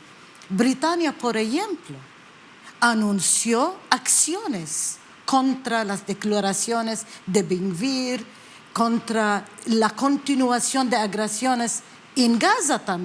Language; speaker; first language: Spanish; non-native, learner; Arabic